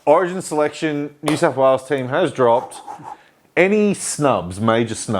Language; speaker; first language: English; native; English